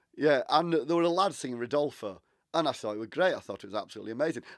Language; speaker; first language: English; native; English